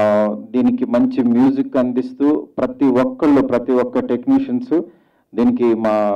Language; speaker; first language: Telugu; native; Telugu